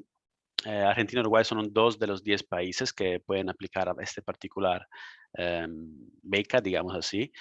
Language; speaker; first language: Spanish; non-native, fluent; Italian